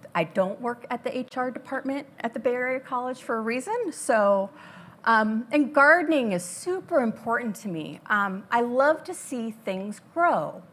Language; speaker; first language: English; native; English